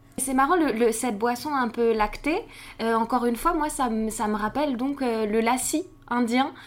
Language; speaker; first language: French; native; French